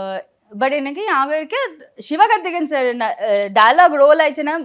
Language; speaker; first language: Tamil; non-native, local second language; Bangla